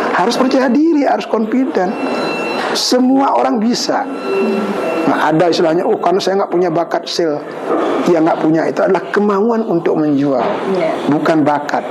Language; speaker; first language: Indonesian; non-native, local second language; Balinese